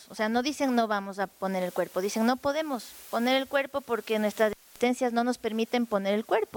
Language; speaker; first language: Spanish; native; Spanish